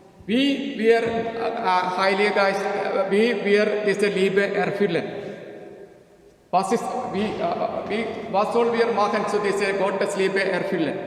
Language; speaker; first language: German; non-native, learner; Malayalam